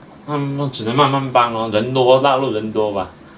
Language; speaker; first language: Chinese; native; Chinese